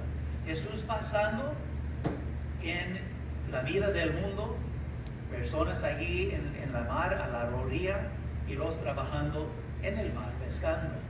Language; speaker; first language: Spanish; early bilingual, heritage; English